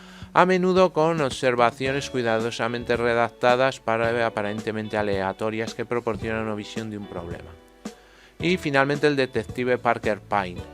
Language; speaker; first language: Spanish; native; Spanish